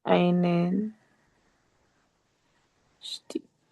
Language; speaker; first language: German; non-native, learner; Filipino